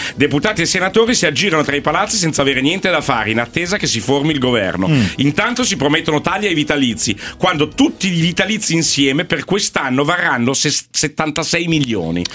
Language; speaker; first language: Italian; native; Italian